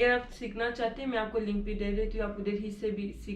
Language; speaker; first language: Hindi; non-native, fluent; Turkish